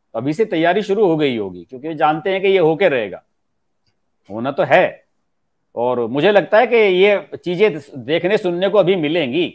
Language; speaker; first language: Hindi; native; Hindi